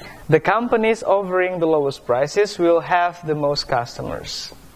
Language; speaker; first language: English; non-native, fluent; Indonesian